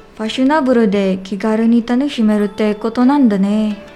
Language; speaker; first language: Japanese; non-native, learner; Filipino